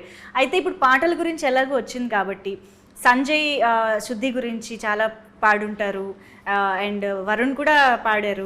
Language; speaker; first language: Telugu; native; Telugu